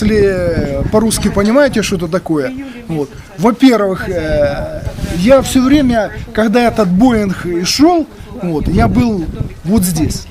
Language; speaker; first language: Russian; native; Russian